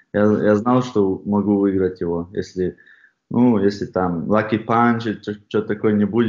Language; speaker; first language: Russian; non-native, fluent; Chechen